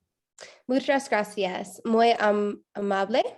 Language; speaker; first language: Spanish; non-native, learner; English